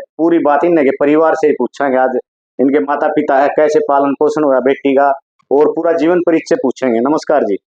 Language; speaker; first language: Hindi; native; Hindi